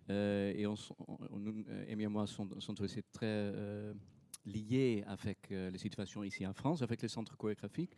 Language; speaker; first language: French; non-native, fluent; Dutch